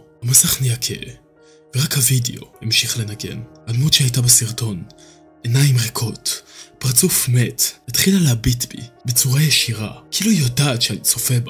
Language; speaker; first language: Hebrew; native; Hebrew